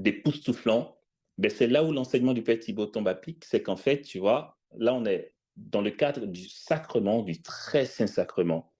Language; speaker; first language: French; native; French